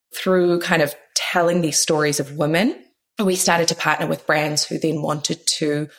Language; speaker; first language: English; native; English